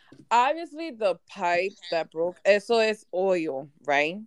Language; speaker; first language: English; early bilingual, other home language; Spanish